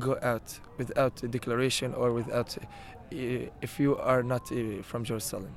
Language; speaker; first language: English; non-native, learner; Arabic